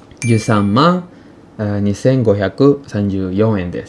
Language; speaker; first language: Japanese; non-native, fluent; Indonesian